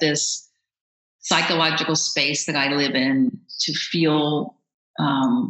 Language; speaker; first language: English; native; English